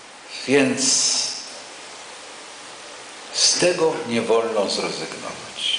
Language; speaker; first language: Polish; non-native, local second language; Yiddish